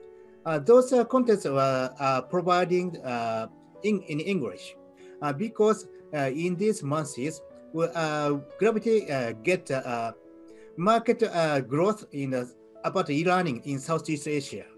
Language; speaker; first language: English; non-native, learner; Japanese